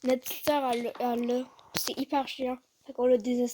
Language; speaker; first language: French; native; French